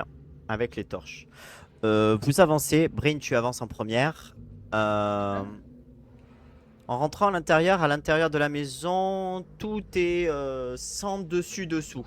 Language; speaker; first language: French; native; French